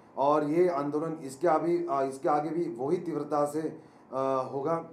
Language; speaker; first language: Hindi; non-native, local second language; Marathi